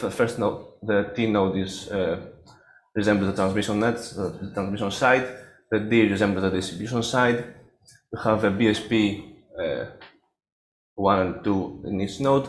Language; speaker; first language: English; non-native, fluent; Greek